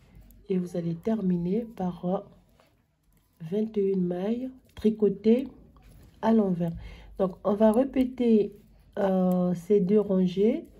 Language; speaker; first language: French; non-native, local second language; Arabic